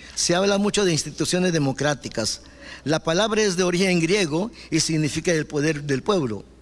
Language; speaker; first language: Spanish; non-native, local second language; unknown